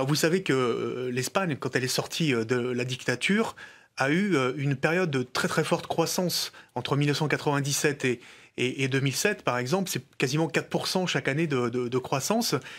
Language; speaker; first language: French; native; French